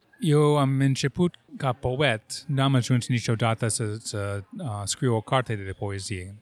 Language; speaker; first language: Romanian; non-native, fluent; English